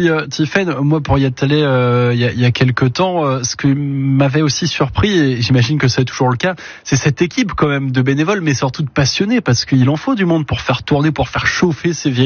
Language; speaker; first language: French; native; French